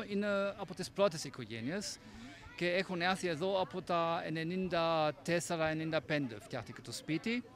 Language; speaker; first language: Greek; non-native, fluent; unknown